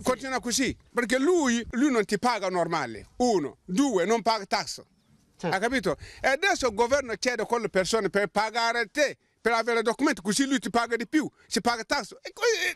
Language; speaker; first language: Italian; non-native, learner; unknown